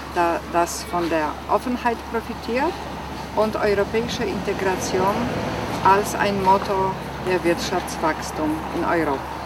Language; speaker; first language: German; non-native, fluent; Polish